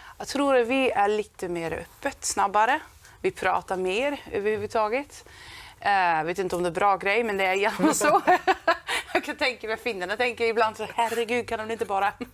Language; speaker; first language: Swedish; non-native, fluent; Dutch